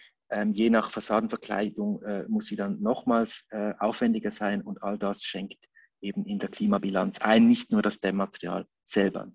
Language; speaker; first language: German; native; German